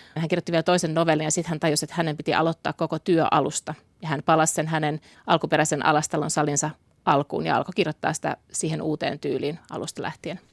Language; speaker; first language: Finnish; native; Finnish